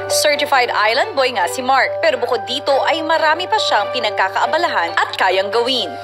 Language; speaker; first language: Filipino; native; Filipino